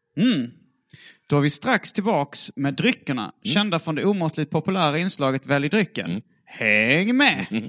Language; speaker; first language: Swedish; native; Swedish